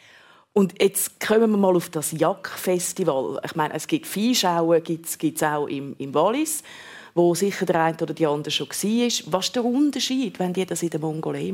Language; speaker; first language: German; native; German